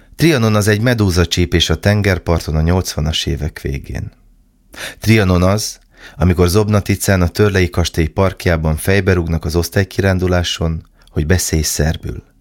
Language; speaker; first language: Hungarian; native; Hungarian